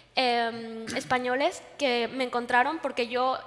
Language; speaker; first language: Spanish; native; Spanish